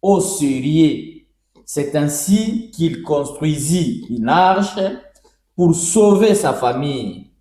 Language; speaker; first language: French; non-native, local second language; Swahili